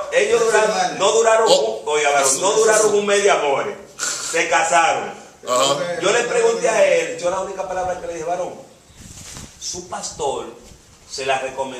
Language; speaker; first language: Spanish; native; Spanish